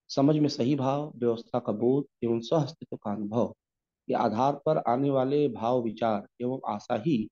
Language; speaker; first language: Hindi; native; Hindi